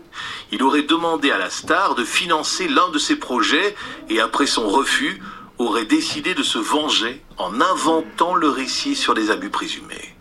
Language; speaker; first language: French; native; French